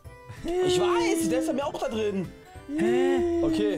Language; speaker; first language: German; native; German